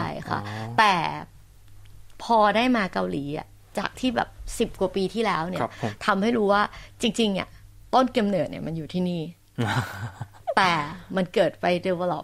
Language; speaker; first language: Thai; native; Thai